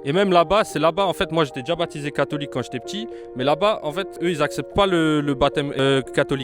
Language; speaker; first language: French; native; French